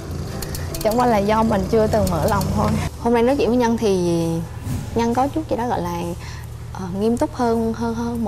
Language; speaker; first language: Vietnamese; native; Vietnamese